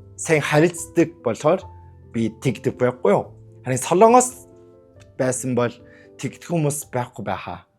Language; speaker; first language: Mongolian; non-native, learner; Korean